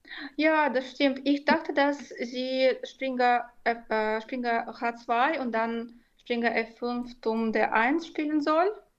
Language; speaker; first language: German; non-native, fluent; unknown